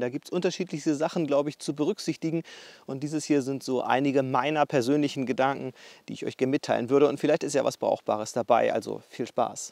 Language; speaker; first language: German; native; German